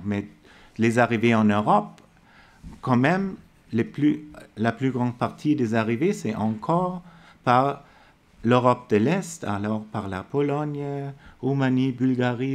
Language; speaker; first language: French; non-native, fluent; German